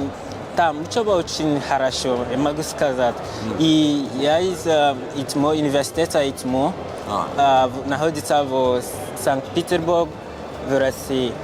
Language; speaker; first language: Russian; non-native, learner; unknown